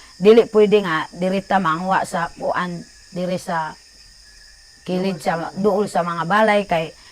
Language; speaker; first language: Cebuano; non-native, local second language; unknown